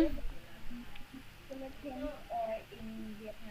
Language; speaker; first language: English; non-native, learner; Vietnamese